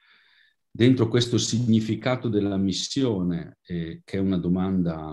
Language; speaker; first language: Italian; native; Italian